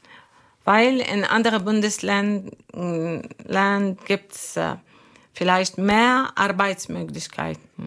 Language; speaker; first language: German; non-native, learner; Arabic